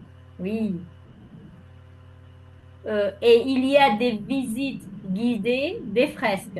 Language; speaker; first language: French; non-native, fluent; Spanish